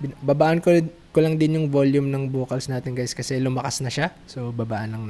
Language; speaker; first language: Filipino; native; Filipino